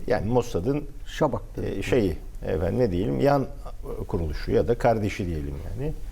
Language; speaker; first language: Turkish; native; Turkish